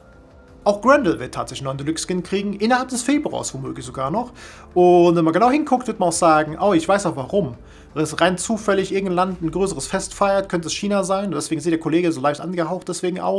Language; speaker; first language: German; native; German